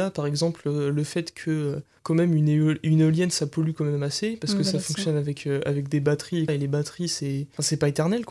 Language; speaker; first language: French; native; French